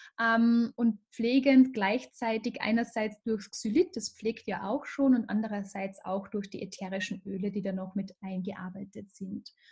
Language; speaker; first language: German; native; German